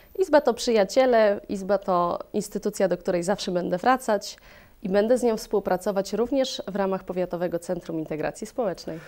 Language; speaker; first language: Polish; native; Polish